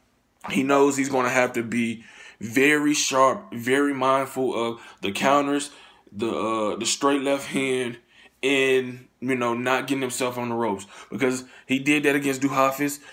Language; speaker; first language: English; native; English